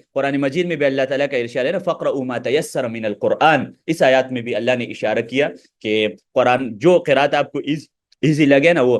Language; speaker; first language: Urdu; non-native, local second language; Pashto